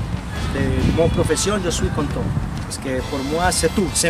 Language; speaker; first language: French; non-native, learner; Spanish